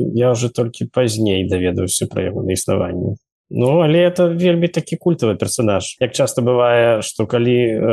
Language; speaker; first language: Belarusian; native; Belarusian